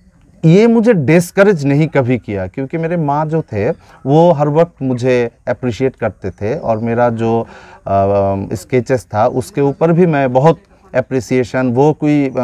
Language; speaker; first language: Hindi; non-native, fluent; Bangla